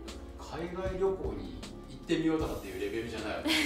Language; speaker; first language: Japanese; native; Japanese